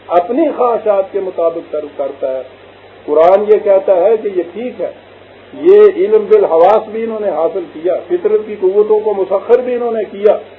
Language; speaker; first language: Urdu; non-native, local second language; Punjabi